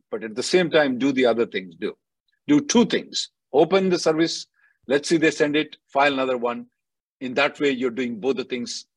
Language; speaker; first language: English; non-native, local second language; Telugu